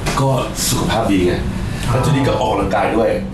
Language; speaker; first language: Thai; native; Thai